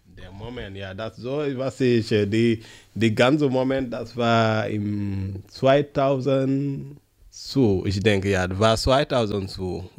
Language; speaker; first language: German; non-native, learner; French